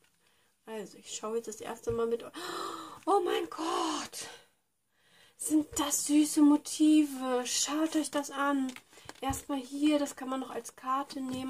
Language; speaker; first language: German; native; German